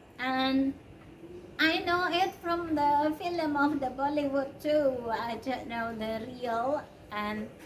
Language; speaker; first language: English; non-native, learner; Indonesian